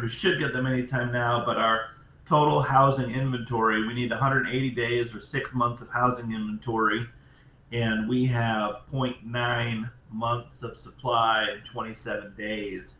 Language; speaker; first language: English; native; English